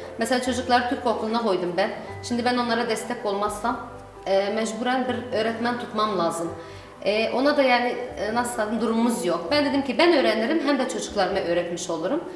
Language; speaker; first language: Turkish; non-native, learner; Arabic